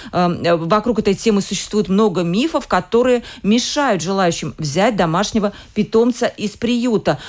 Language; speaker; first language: Russian; native; Russian